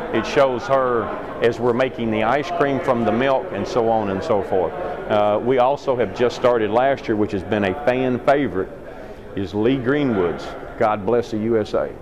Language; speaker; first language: English; native; English